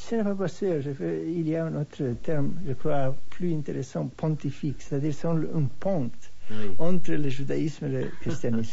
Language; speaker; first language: French; non-native, fluent; Hebrew